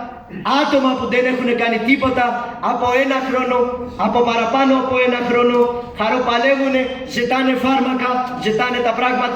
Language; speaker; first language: Greek; non-native, fluent; Urdu